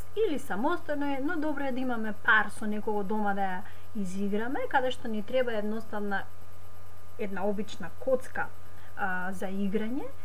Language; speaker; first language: Macedonian; native; Macedonian